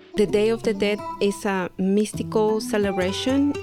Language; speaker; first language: English; non-native, fluent; Spanish